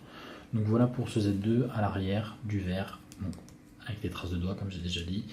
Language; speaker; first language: French; native; French